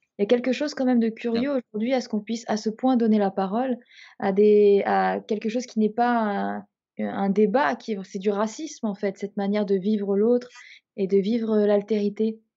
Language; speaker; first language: French; native; French